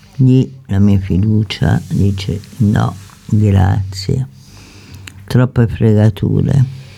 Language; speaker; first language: Italian; native; Italian